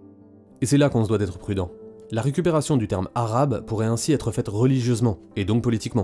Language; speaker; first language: French; native; French